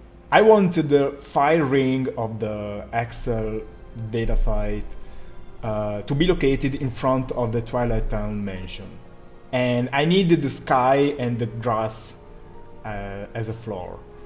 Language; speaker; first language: English; non-native, fluent; Italian